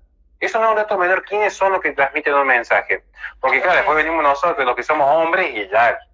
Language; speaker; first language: Spanish; native; Spanish